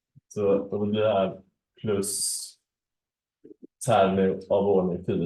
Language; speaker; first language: Swedish; native; Swedish